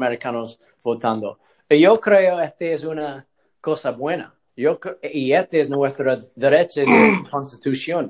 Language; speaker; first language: Spanish; non-native, learner; English